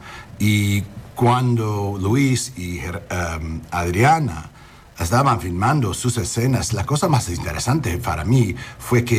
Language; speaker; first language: Spanish; early bilingual, heritage; English